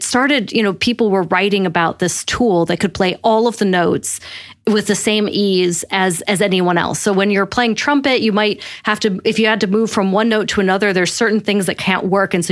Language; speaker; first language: English; native; English